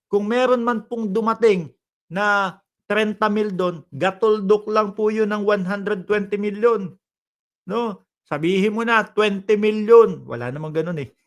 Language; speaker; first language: Filipino; native; Filipino